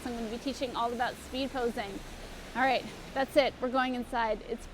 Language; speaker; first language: English; native; English